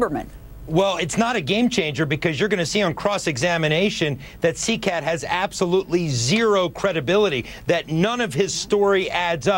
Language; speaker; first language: English; native; English